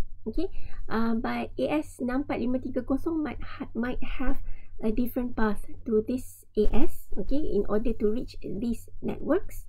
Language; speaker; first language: English; non-native, local second language; Malay